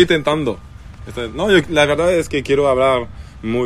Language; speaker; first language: Spanish; non-native, learner; French